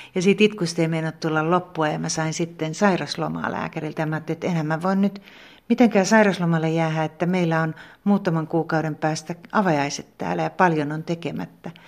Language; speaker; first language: Finnish; native; Finnish